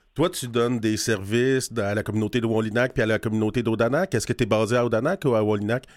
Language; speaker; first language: French; native; French